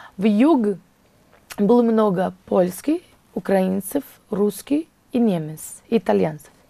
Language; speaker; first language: Russian; non-native, learner; Portuguese